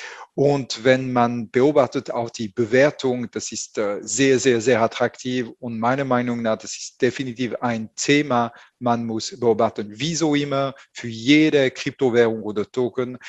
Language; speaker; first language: German; non-native, fluent; French